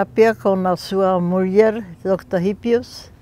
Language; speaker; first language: Portuguese; non-native, fluent; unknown